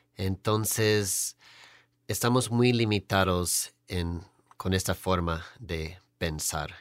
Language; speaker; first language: Spanish; non-native, fluent; English